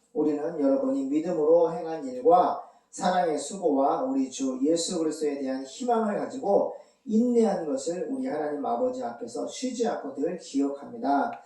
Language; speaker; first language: Korean; native; Korean